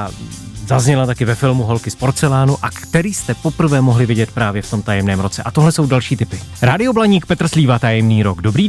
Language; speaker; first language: Czech; native; Czech